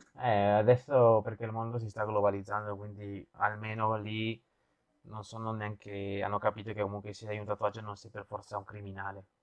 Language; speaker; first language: Italian; non-native, fluent; Spanish